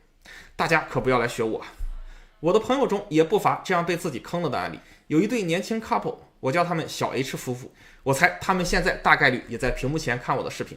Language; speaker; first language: Chinese; native; Chinese